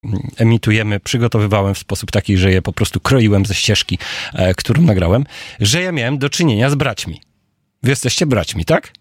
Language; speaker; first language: Polish; native; Polish